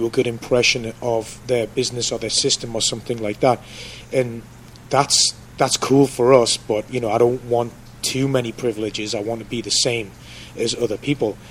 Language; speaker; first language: English; native; English